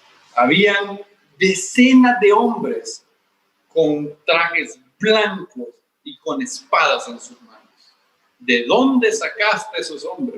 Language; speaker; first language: Spanish; native; Spanish